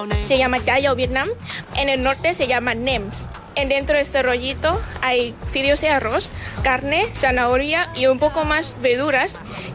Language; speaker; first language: Spanish; non-native, learner; Vietnamese